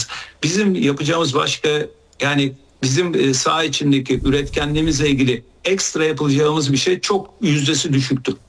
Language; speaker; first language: Turkish; native; Turkish